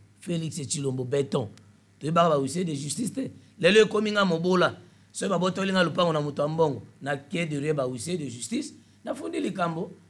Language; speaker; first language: Lingala; native; Lingala